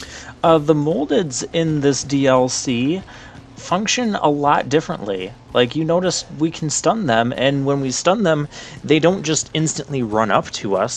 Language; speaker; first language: English; native; English